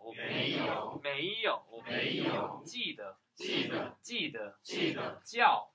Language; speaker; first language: Chinese; non-native, fluent; Korean